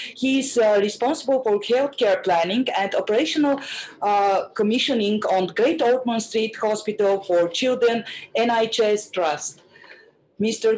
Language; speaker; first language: English; non-native, fluent; Bulgarian